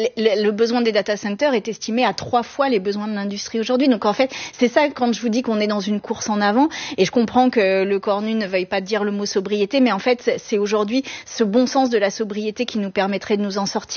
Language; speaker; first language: French; native; French